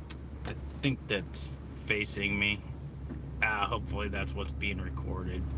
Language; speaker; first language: English; native; English